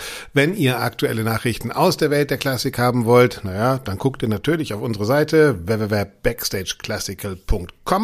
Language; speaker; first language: German; native; German